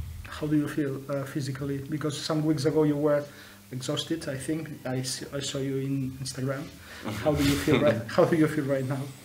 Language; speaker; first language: English; non-native, fluent; Catalan